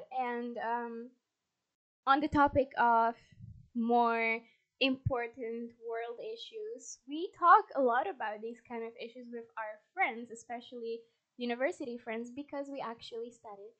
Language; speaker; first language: English; non-native, fluent; Polish